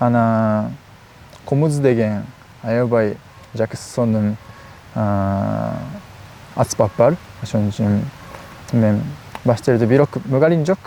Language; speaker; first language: Kyrgyz; non-native, learner; Japanese